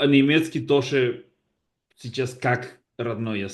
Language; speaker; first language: Russian; non-native, learner; Basque